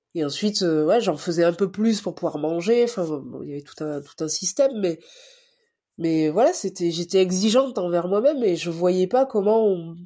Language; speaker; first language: French; native; French